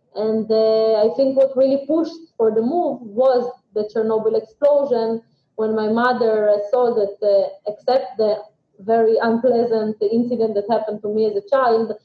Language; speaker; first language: English; non-native, fluent; Russian